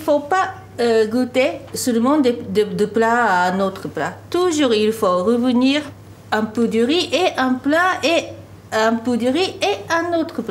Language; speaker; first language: French; non-native, fluent; Japanese